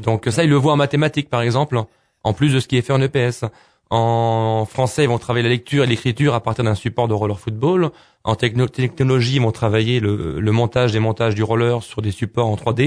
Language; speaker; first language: French; native; French